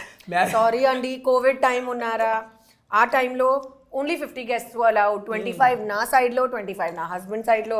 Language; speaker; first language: Telugu; non-native, learner; Hindi